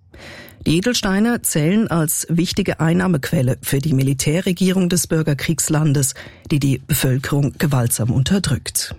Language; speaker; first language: German; native; German